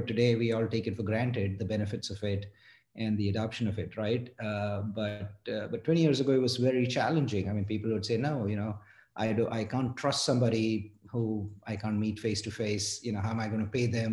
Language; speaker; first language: English; non-native, local second language; Gujarati